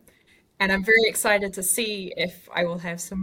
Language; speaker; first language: English; native; English